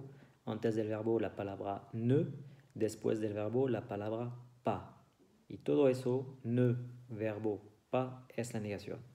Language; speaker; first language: Spanish; non-native, fluent; French